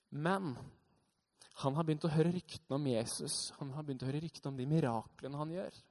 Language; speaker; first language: Norwegian; native; Norwegian